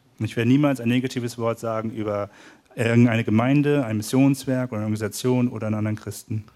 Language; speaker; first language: German; native; German